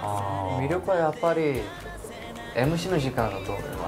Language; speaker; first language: Japanese; non-native, fluent; Korean